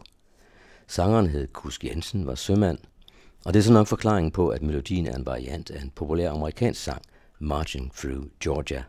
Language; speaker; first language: Danish; native; Danish